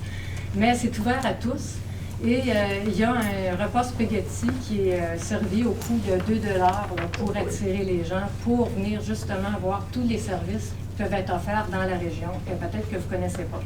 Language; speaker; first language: French; native; French